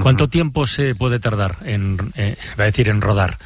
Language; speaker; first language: Spanish; native; Spanish